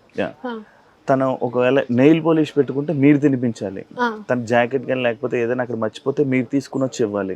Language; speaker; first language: Telugu; native; Telugu